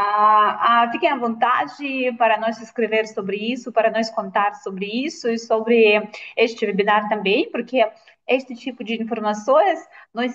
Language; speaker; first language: Portuguese; non-native, fluent; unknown